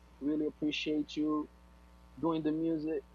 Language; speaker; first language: English; non-native, fluent; Portuguese